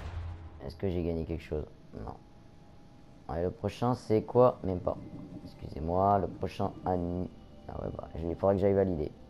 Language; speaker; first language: French; native; French